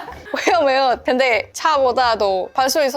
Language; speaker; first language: Korean; non-native, learner; Indonesian